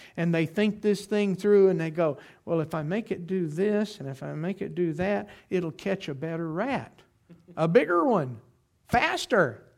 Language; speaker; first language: English; native; English